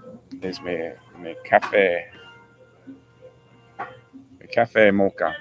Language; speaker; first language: Spanish; non-native, learner; English